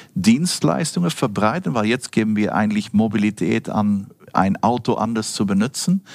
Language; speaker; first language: German; non-native, fluent; Dutch